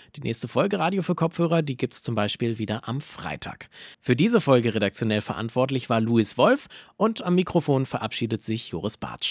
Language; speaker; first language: German; native; German